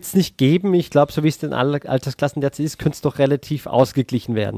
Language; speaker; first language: German; native; German